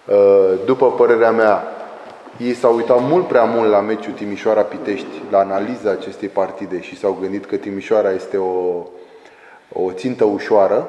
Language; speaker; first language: Romanian; native; Romanian